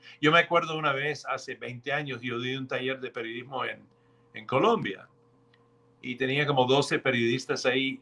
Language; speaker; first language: Spanish; non-native, fluent; English